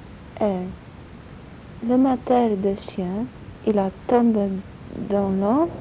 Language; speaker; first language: French; non-native, learner; Polish